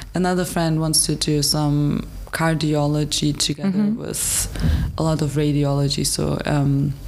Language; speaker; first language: English; non-native, fluent; German